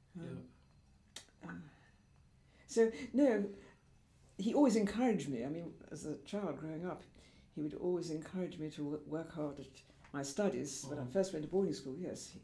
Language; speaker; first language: English; native; English